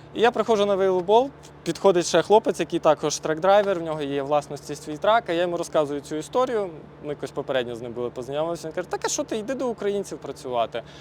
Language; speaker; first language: Ukrainian; native; Ukrainian